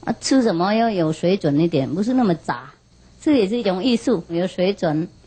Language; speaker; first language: Chinese; non-native, fluent; Vietnamese